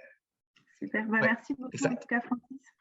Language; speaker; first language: French; native; French